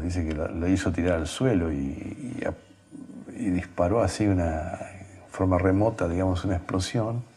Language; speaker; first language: Spanish; native; Spanish